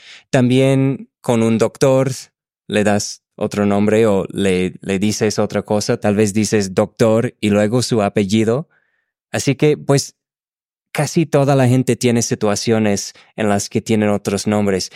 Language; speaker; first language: Spanish; non-native, fluent; English